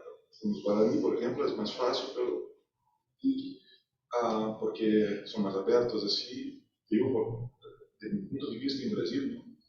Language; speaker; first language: Spanish; non-native, fluent; Portuguese